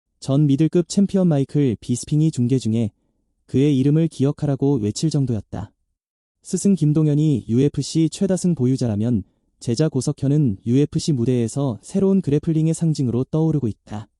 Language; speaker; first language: Korean; native; Korean